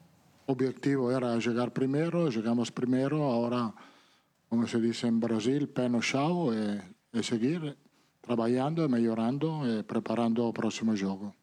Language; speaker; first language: Portuguese; non-native, fluent; Italian